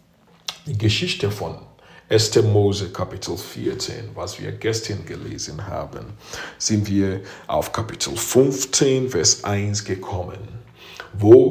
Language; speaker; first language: German; non-native, fluent; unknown